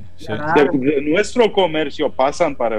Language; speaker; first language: Spanish; non-native, fluent; Romanian